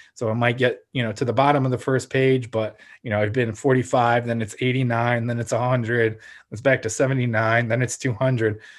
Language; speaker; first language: English; early bilingual, other home language; Ukrainian